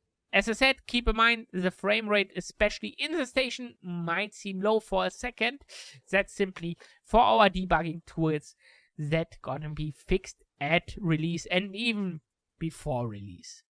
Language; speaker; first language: English; non-native, fluent; German